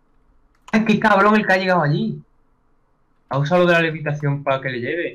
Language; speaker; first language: Spanish; native; Spanish